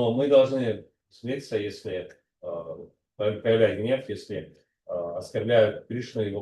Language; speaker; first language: Russian; native; Russian